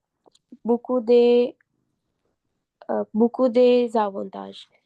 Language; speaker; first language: French; non-native, learner; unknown